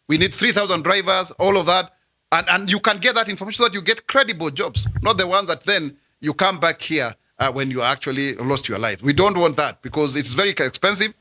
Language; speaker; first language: English; non-native, local second language; Kikuyu